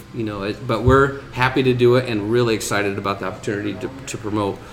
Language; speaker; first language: English; native; English